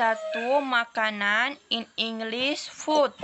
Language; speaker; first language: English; non-native, learner; Indonesian